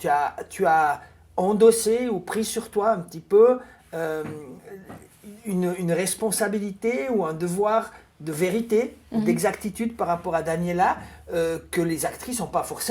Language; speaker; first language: French; native; French